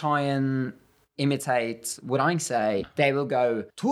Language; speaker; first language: English; non-native, fluent; Norwegian